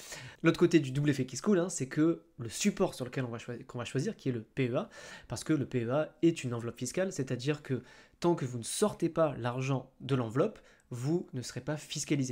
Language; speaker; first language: French; native; French